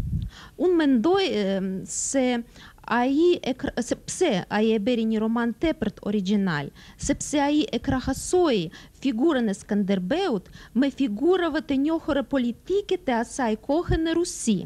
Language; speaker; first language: Albanian; non-native, fluent; Russian